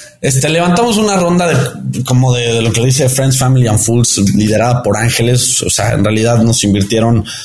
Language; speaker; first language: Spanish; early bilingual, heritage; Spanish